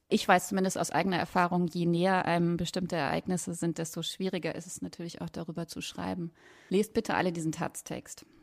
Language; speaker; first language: German; native; German